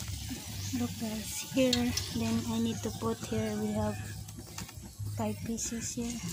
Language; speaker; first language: English; non-native, learner; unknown